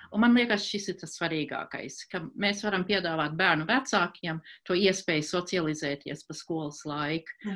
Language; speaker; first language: Latvian; early bilingual, heritage; Latvian